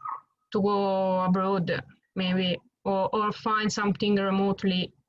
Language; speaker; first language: English; non-native, learner; Italian